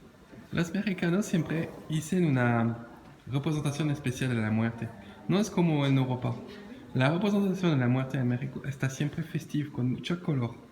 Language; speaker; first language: Spanish; non-native, learner; French